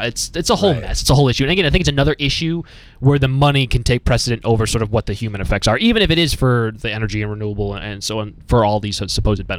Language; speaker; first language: English; native; English